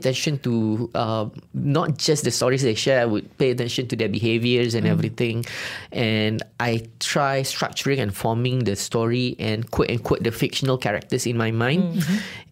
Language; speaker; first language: English; non-native, local second language; Malay